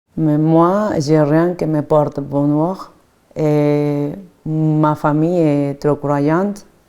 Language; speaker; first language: French; non-native, fluent; Spanish